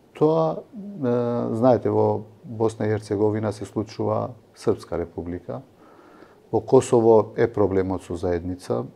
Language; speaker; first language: Macedonian; non-native, local second language; Albanian